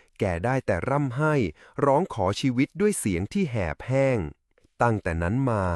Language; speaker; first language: Thai; native; Thai